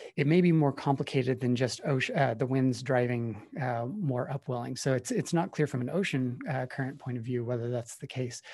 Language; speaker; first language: English; native; English